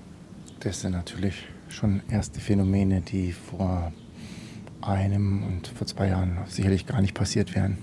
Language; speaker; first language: German; native; German